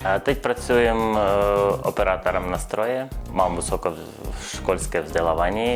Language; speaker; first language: Czech; non-native, learner; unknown